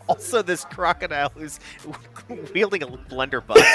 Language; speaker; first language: English; native; English